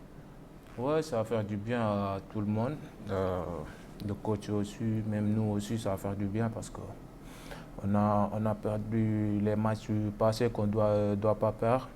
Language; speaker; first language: French; non-native, local second language; Wolof